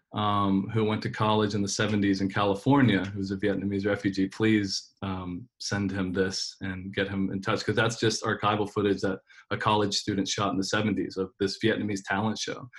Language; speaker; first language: English; native; English